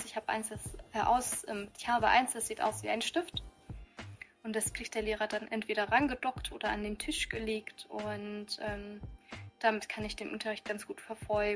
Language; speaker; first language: German; early bilingual, other home language; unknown